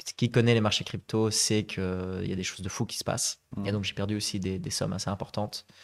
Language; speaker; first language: French; native; French